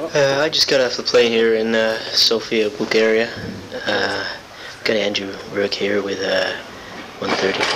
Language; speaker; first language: English; native; English